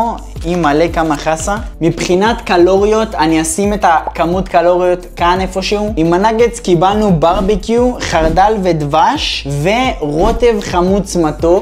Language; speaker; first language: Hebrew; native; Hebrew